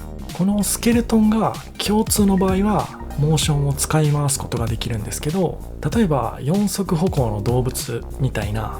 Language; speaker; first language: Japanese; native; Japanese